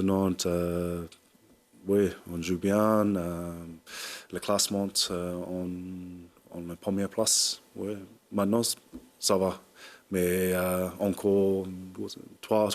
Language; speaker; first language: French; non-native, learner; English